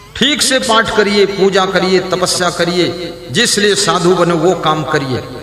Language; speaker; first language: Hindi; native; Hindi